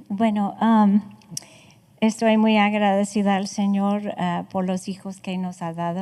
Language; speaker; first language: Spanish; non-native, fluent; English